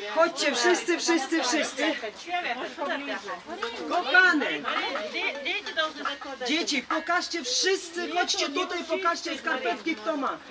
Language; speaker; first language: Polish; non-native, fluent; Russian